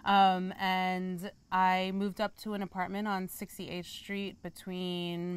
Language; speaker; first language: English; native; English